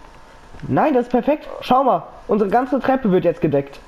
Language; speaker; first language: German; native; German